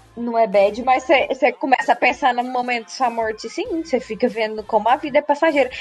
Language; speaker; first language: Portuguese; native; Portuguese